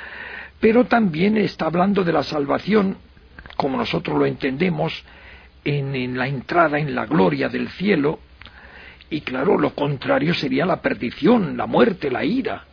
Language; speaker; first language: Spanish; native; Spanish